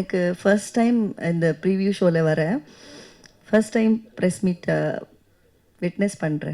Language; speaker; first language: Tamil; non-native, local second language; Kannada